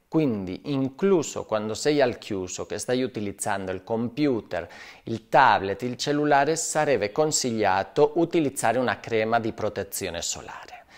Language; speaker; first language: Italian; non-native, fluent; Spanish